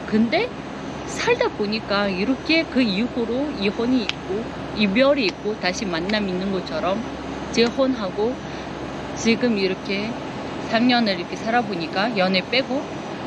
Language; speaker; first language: Korean; non-native, fluent; Uzbek